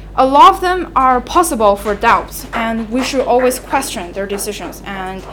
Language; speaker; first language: English; non-native, fluent; Chinese